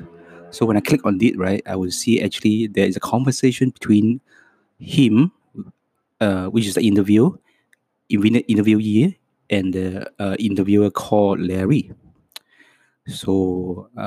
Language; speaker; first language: English; non-native, local second language; Cantonese